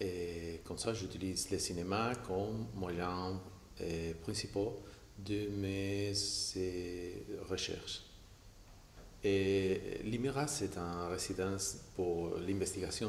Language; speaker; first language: French; non-native, fluent; Spanish